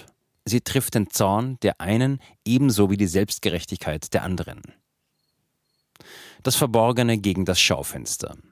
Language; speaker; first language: German; native; German